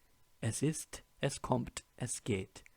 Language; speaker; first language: German; non-native, fluent; English